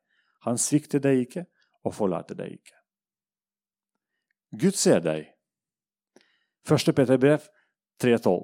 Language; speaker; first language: Norwegian; non-native, fluent; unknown